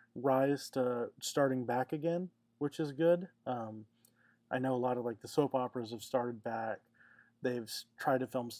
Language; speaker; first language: English; native; English